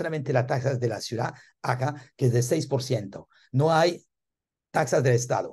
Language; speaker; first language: Spanish; non-native, learner; French